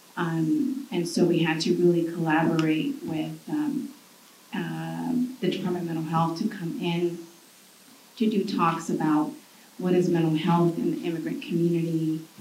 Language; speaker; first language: English; early bilingual, other home language; Spanish